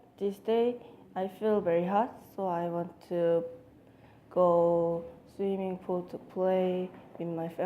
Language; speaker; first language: English; non-native, learner; Korean